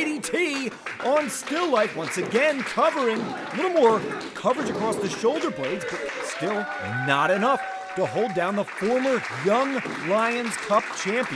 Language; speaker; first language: English; native; English